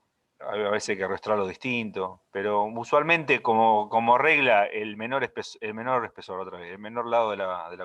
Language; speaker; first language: Spanish; native; Spanish